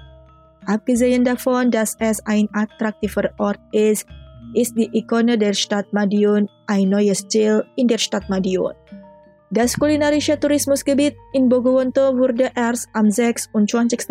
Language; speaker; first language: German; non-native, fluent; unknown